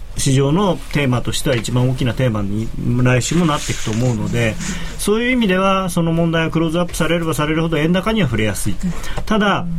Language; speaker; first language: Japanese; native; Japanese